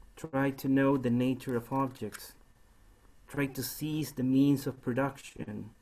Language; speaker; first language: English; non-native, fluent; Spanish